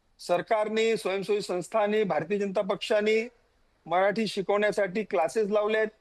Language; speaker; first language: Marathi; non-native, local second language; Hindi